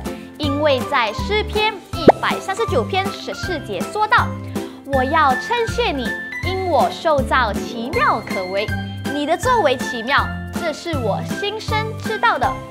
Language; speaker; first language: Chinese; native; Chinese